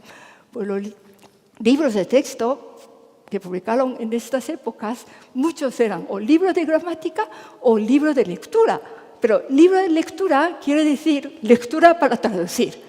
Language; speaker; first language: Spanish; non-native, fluent; Japanese